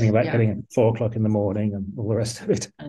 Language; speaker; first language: English; native; English